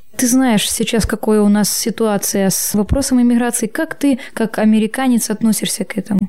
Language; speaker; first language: Russian; native; Russian